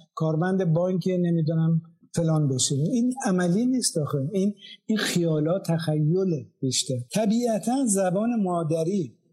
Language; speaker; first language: Persian; non-native, local second language; Azerbaijani